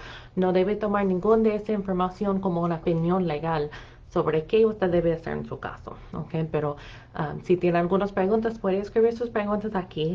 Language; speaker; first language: Spanish; non-native, fluent; English